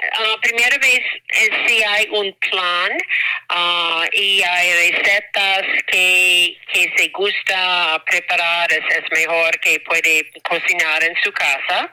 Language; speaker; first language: Spanish; non-native, learner; English